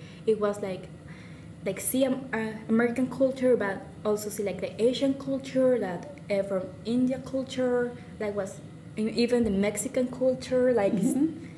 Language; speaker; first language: English; non-native, learner; Spanish